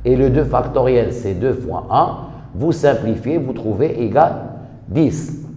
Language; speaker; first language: French; non-native, local second language; Arabic